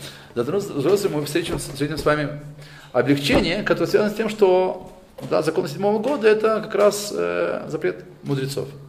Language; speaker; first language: Russian; native; Russian